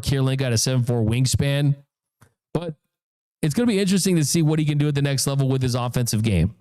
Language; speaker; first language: English; native; English